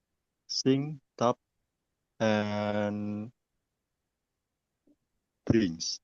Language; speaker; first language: English; non-native, learner; Indonesian